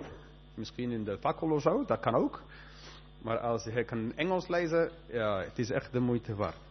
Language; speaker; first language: Dutch; non-native, fluent; Spanish